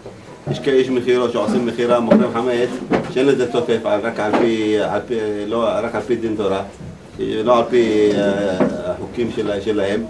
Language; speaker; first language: Hebrew; native; Hebrew